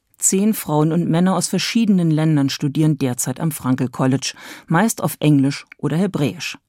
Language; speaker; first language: German; native; German